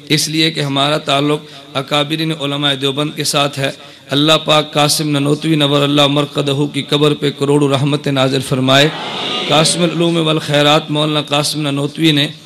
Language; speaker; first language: Urdu; non-native, local second language; Punjabi